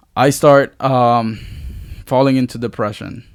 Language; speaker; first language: English; early bilingual, other home language; Spanish